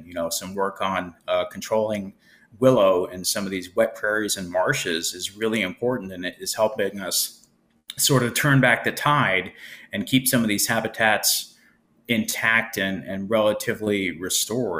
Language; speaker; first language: English; native; English